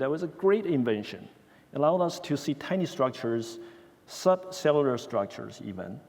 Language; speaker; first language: English; non-native, fluent; Chinese